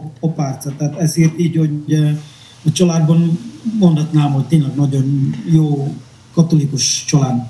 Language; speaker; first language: Hungarian; non-native, fluent; Indonesian